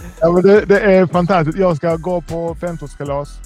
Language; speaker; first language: Swedish; early bilingual, other home language; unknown